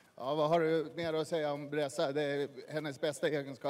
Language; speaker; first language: Swedish; native; Swedish